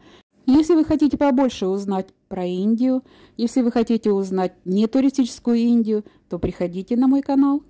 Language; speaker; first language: Russian; native; Russian